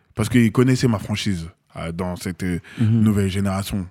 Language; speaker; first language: French; native; French